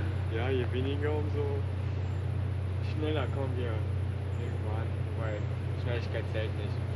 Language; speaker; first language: German; non-native, fluent; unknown